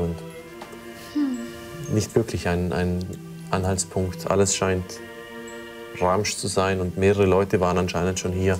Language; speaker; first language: German; native; German